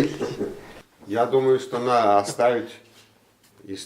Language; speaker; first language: Russian; non-native, learner; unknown